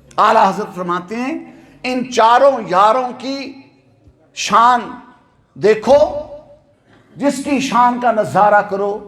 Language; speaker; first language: Urdu; non-native, local second language; Punjabi